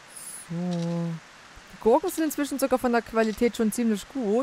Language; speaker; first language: German; native; German